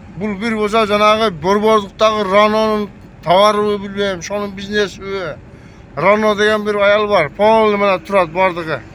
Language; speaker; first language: Kyrgyz; native; Kyrgyz